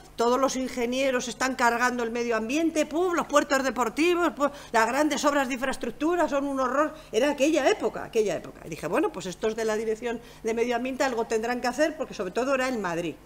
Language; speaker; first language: Spanish; native; Spanish